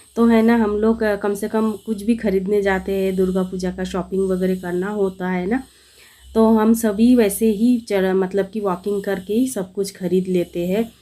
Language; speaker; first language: Hindi; non-native, local second language; Bangla